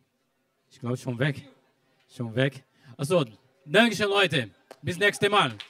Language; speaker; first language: German; non-native, learner; Portuguese